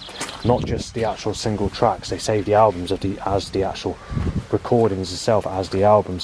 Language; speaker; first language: English; native; English